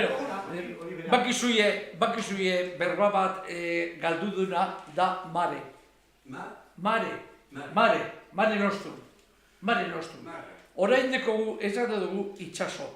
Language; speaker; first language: Basque; native; Basque